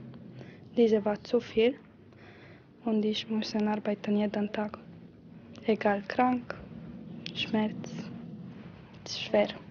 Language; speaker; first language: German; non-native, learner; Romanian